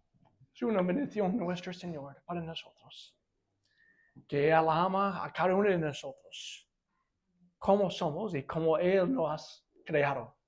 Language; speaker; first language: Spanish; non-native, fluent; English